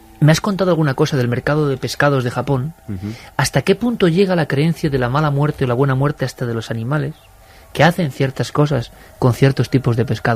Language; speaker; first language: Spanish; native; Spanish